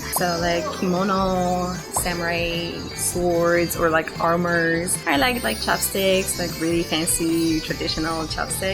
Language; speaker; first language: English; non-native, fluent; Persian